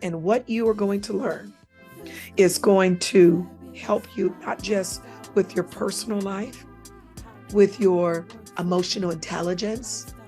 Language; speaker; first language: English; native; English